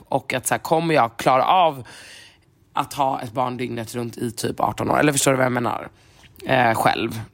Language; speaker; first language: Swedish; native; Swedish